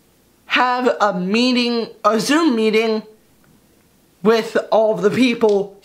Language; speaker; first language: English; native; English